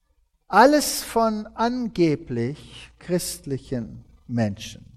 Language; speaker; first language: German; early bilingual, heritage; German